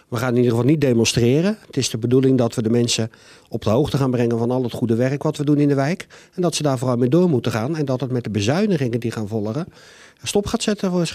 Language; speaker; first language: Dutch; native; Dutch